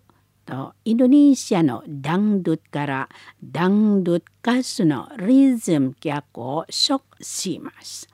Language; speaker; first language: Japanese; non-native, fluent; Indonesian